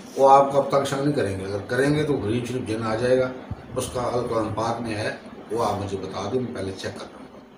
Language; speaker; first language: Urdu; non-native, local second language; Punjabi